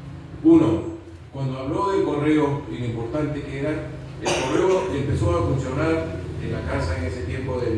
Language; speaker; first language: Spanish; native; Spanish